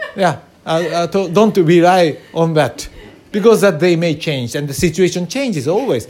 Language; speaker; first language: English; non-native, learner; Japanese